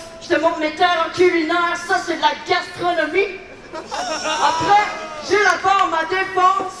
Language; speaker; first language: French; native; French